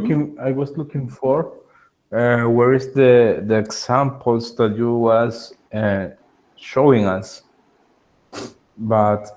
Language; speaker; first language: English; non-native, learner; Spanish